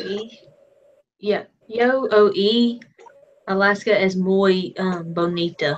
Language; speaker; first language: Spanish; non-native, learner; English